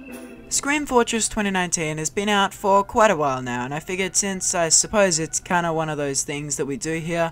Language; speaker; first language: English; native; English